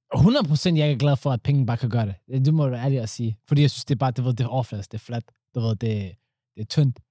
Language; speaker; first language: Danish; early bilingual, other home language; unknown